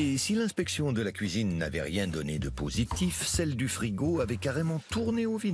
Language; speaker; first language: French; native; French